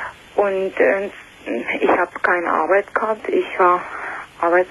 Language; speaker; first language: German; non-native, learner; Russian